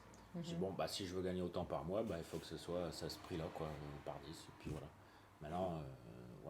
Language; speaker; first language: French; native; French